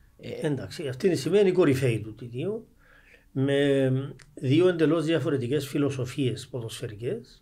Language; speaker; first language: Greek; native; Greek